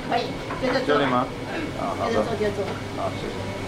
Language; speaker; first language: Chinese; non-native, fluent; English